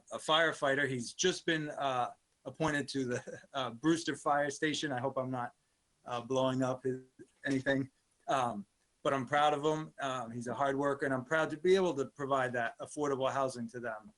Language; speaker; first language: English; native; English